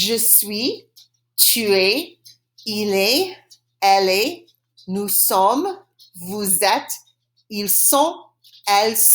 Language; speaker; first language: French; non-native, fluent; English